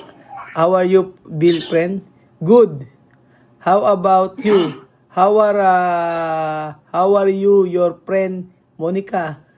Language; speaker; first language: English; non-native, local second language; Filipino